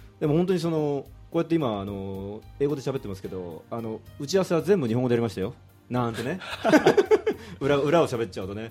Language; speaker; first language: Japanese; native; Japanese